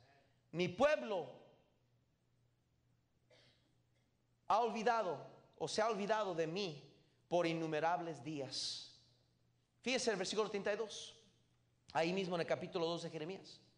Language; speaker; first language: Spanish; native; Spanish